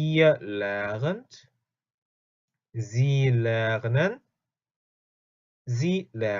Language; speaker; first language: German; non-native, fluent; Korean